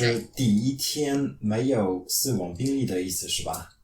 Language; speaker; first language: Chinese; non-native, fluent; French